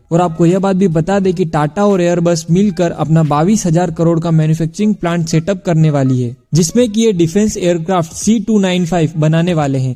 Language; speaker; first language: Hindi; native; Hindi